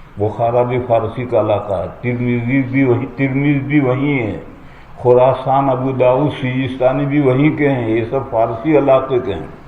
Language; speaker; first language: Urdu; non-native, local second language; Gujarati